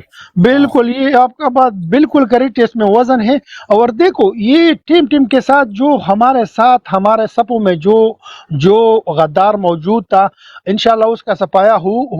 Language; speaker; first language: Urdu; non-native, local second language; Pashto